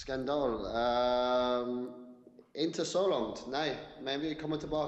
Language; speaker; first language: Swedish; non-native, fluent; English